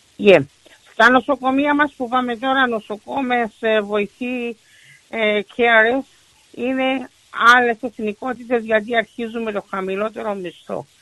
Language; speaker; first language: Greek; native; Greek